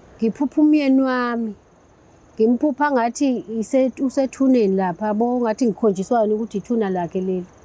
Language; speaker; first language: Zulu; native; Zulu